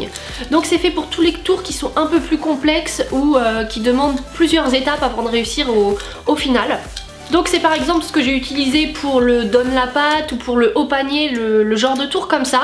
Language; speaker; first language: French; native; French